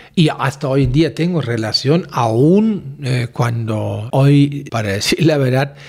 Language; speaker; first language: Spanish; non-native, fluent; German